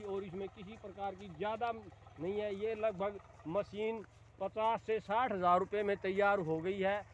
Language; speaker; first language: Hindi; native; Hindi